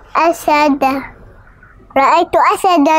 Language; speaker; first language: Arabic; early bilingual, heritage; Arabic